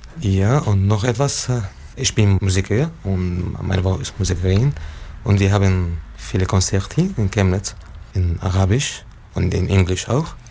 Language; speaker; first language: German; non-native, learner; Arabic